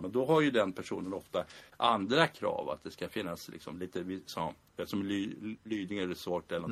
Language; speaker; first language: Swedish; native; Swedish